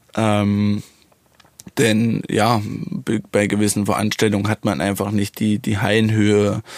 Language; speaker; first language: German; native; German